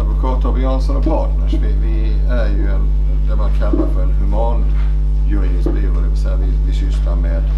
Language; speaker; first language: Swedish; native; Swedish